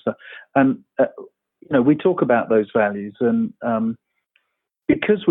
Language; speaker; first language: English; native; English